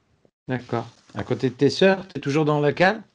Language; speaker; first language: French; native; French